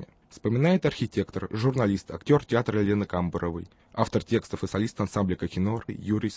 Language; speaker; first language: Russian; native; Russian